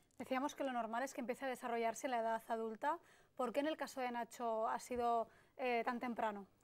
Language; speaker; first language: Spanish; non-native, local second language; Catalan